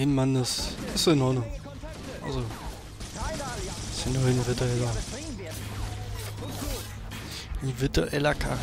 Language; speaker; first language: German; native; German